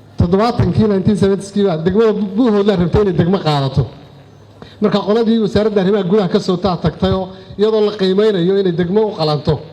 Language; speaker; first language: Somali; native; Somali